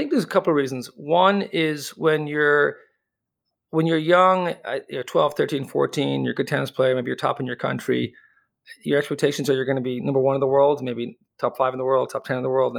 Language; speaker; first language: English; native; English